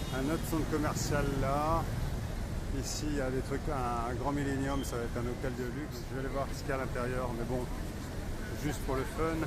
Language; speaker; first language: French; native; French